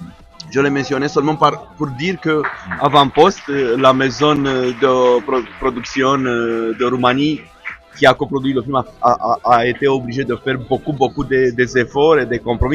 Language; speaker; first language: French; non-native, fluent; Romanian